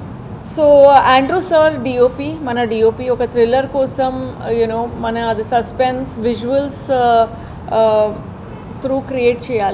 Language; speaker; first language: Telugu; non-native, fluent; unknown